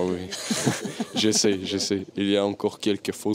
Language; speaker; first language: French; non-native, local second language; Dutch